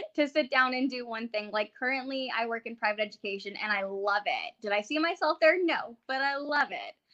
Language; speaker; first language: English; native; English